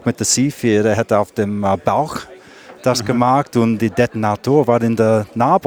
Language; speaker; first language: German; non-native, learner; English